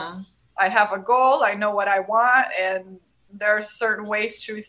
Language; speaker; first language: English; non-native, fluent; Portuguese